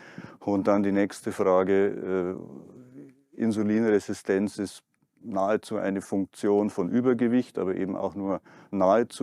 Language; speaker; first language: German; native; German